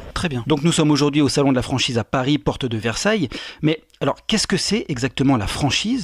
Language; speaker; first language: French; native; French